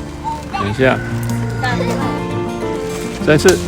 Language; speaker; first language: Chinese; native; Chinese